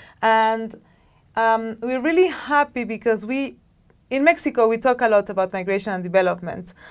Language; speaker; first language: English; non-native, fluent; Spanish